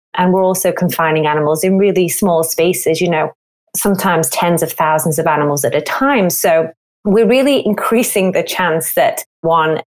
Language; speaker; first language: English; native; English